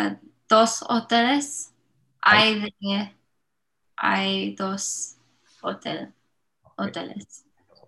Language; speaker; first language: Spanish; non-native, learner; English